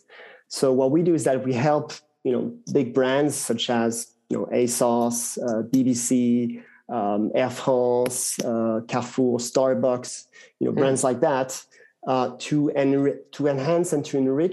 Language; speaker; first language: English; non-native, fluent; French